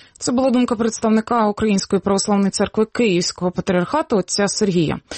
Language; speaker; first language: Ukrainian; native; Ukrainian